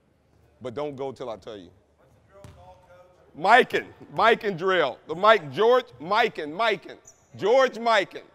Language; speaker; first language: English; native; English